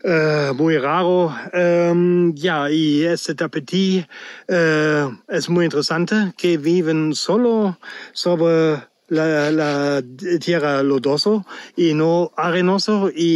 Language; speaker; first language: Spanish; non-native, learner; German